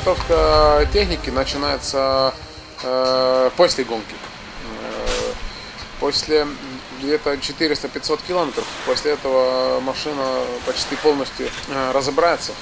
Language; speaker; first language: Russian; non-native, fluent; Estonian